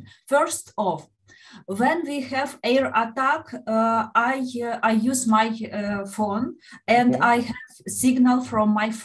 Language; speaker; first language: English; non-native, learner; Ukrainian